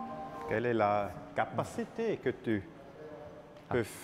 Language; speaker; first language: French; non-native, learner; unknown